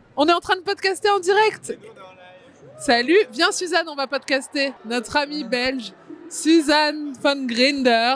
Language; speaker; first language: French; native; French